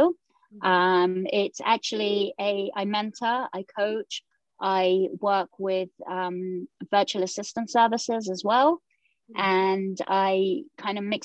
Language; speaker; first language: English; native; English